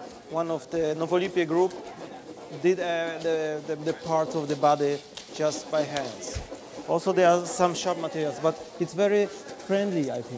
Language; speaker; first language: English; non-native, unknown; Polish